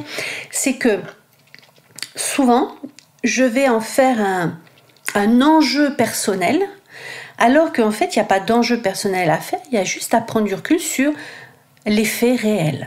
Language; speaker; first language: French; native; French